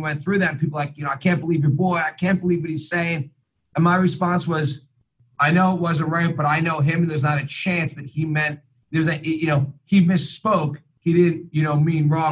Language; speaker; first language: English; native; English